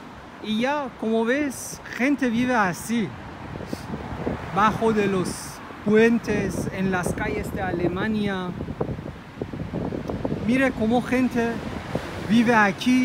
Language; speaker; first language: Spanish; non-native, fluent; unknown